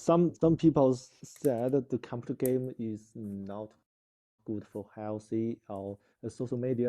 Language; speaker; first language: English; non-native, learner; Chinese